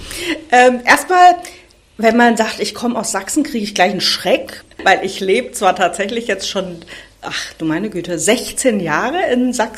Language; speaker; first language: German; native; German